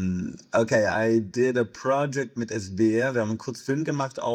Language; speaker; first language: German; non-native, fluent; English